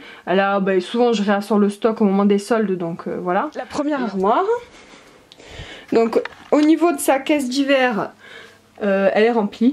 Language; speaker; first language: French; native; French